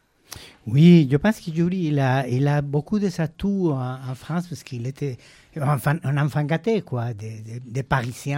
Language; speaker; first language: French; non-native, fluent; Spanish